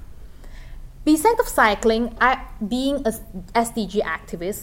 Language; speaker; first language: English; non-native, local second language; Chinese